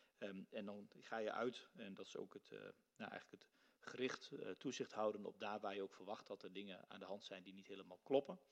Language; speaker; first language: Dutch; native; Dutch